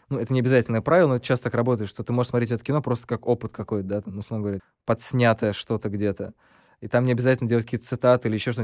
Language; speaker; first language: Russian; native; Russian